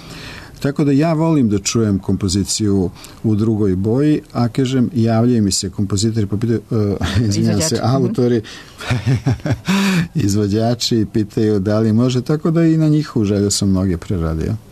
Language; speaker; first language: Serbian; native; Serbian